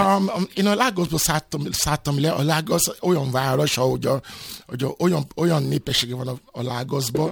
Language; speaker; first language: Hungarian; non-native, fluent; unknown